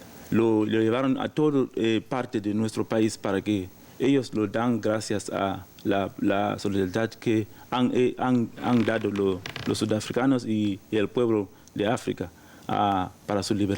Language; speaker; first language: Spanish; non-native, learner; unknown